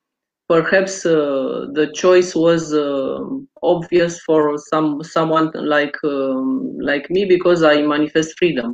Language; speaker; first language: English; non-native, fluent; Romanian